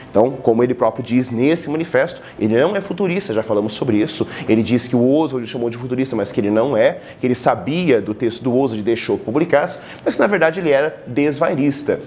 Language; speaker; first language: Portuguese; native; Portuguese